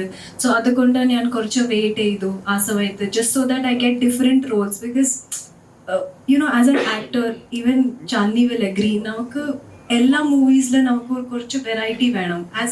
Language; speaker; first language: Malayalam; non-native, learner; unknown